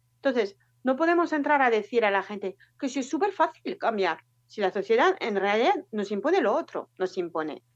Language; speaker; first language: Spanish; non-native, fluent; French